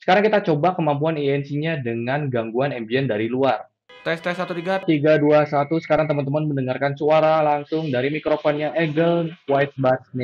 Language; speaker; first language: Indonesian; native; Indonesian